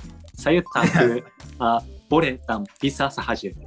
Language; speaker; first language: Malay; non-native, learner; Japanese